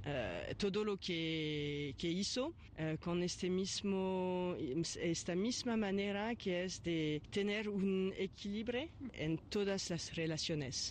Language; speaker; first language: Spanish; non-native, fluent; French